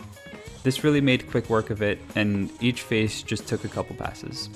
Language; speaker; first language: English; native; English